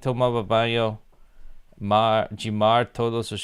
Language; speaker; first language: Portuguese; non-native, learner; English